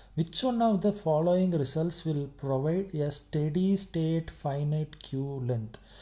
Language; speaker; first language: English; non-native, local second language; Tamil